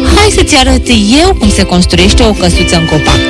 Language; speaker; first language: Romanian; native; Romanian